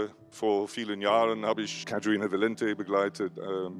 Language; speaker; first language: German; non-native, fluent; English